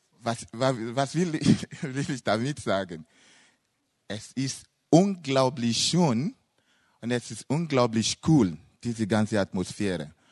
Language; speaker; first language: German; non-native, fluent; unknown